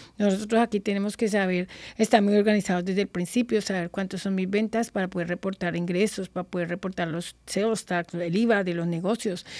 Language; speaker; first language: Spanish; native; Spanish